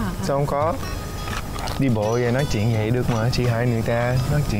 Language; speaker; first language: Vietnamese; early bilingual, heritage; English